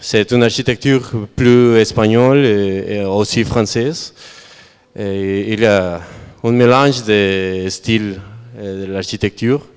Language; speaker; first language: French; non-native, learner; Spanish